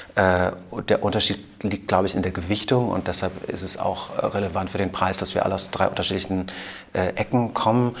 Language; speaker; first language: German; native; German